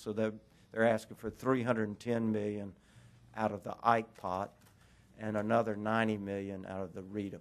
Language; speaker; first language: English; native; English